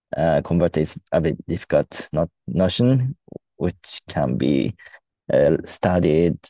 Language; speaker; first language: English; non-native, fluent; Japanese